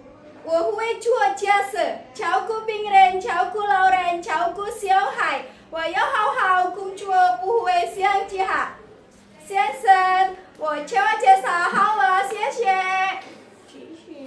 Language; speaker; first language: Chinese; non-native, learner; Indonesian